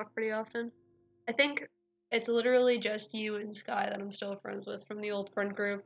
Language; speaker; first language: English; native; English